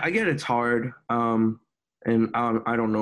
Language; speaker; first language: English; native; English